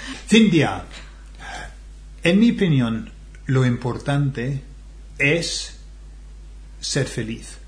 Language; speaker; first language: Spanish; non-native, fluent; English